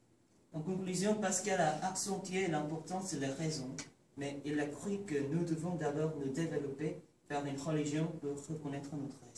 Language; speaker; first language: French; non-native, learner; Korean